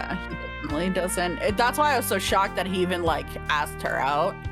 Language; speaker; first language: English; native; English